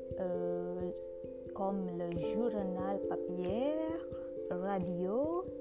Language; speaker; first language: French; non-native, learner; Indonesian